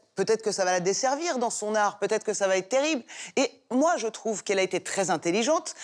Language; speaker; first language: French; non-native, fluent; Persian